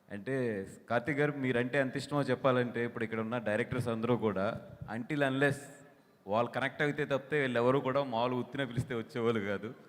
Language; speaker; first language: Telugu; native; Telugu